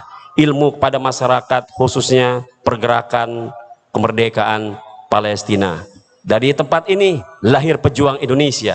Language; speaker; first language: Indonesian; native; Indonesian